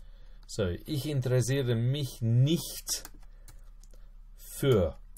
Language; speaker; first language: German; non-native, fluent; English